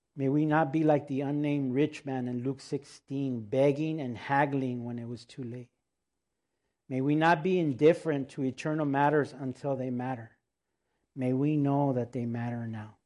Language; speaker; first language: English; early bilingual, other home language; Spanish